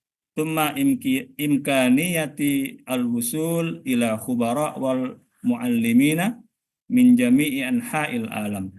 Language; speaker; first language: Arabic; non-native, fluent; Indonesian